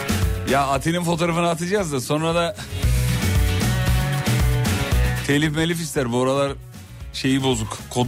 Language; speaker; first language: Turkish; native; Turkish